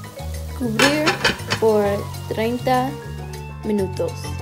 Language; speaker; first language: Spanish; non-native, learner; English